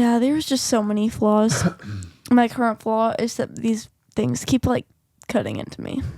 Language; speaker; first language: English; native; English